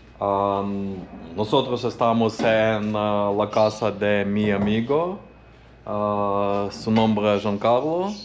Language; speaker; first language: Spanish; non-native, learner; Ukrainian